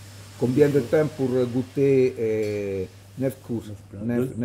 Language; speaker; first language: French; non-native, learner; Italian